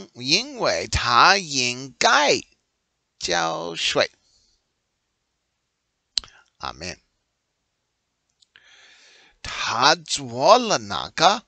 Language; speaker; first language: Chinese; non-native, learner; English